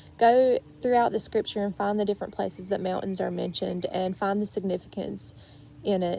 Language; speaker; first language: English; native; English